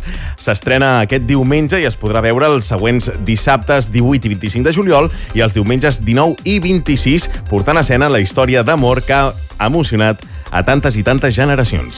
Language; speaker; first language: Catalan; native; Catalan